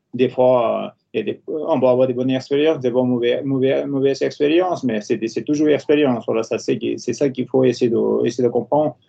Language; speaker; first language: French; non-native, fluent; Nepali